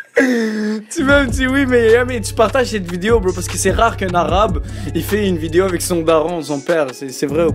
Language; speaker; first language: French; native; French